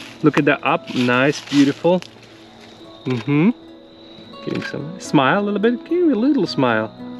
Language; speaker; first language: English; non-native, fluent; Ukrainian